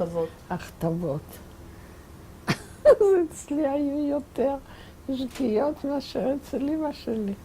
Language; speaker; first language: Hebrew; non-native, fluent; Yiddish